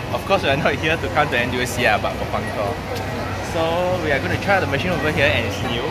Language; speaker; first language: English; non-native, local second language; Chinese